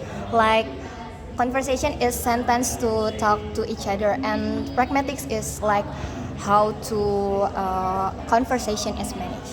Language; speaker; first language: English; non-native, learner; Indonesian